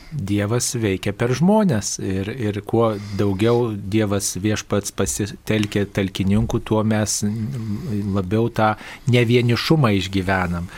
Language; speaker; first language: Lithuanian; native; Lithuanian